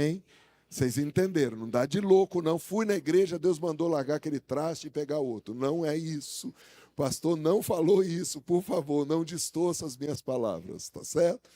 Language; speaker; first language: Portuguese; native; Portuguese